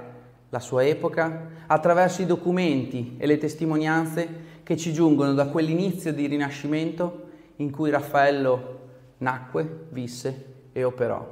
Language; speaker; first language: Italian; native; Italian